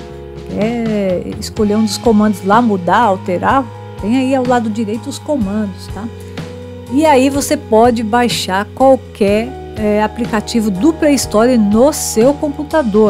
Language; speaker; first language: Portuguese; native; Portuguese